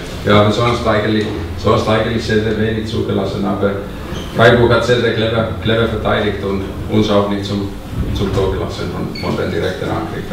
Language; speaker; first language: German; non-native, fluent; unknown